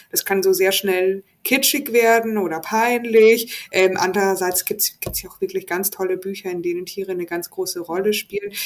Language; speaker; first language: German; native; German